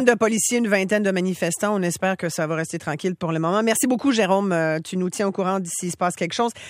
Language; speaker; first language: French; native; French